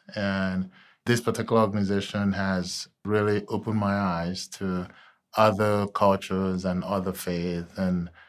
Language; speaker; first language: English; non-native, local second language; Igbo